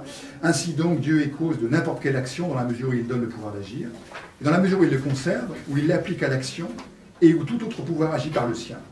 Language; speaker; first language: French; native; French